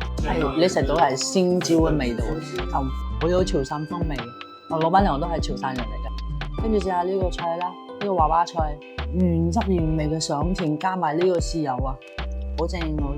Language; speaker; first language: Chinese; non-native, local second language; Hakka Chinese